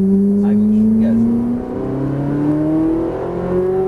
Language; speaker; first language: French; native; French